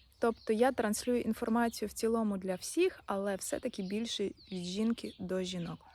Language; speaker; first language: Ukrainian; non-native, local second language; Russian